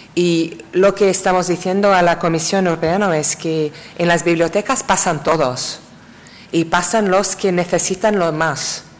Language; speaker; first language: Spanish; non-native, learner; English